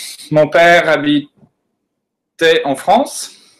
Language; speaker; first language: French; native; French